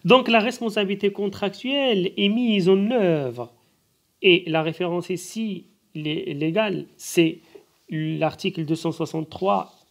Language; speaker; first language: French; non-native, local second language; Arabic